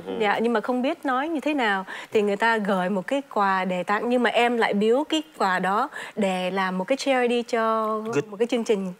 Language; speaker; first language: Vietnamese; early bilingual, heritage; Vietnamese